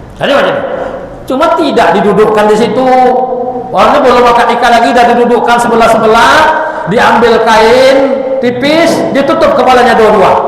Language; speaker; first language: Indonesian; native; Indonesian